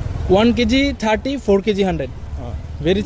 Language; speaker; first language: English; non-native, learner; Bangla